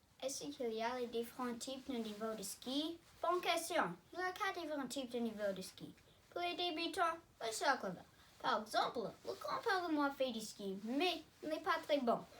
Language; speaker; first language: French; non-native, learner; English